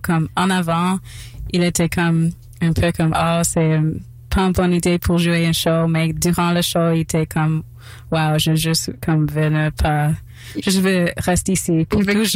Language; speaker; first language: French; non-native, local second language; English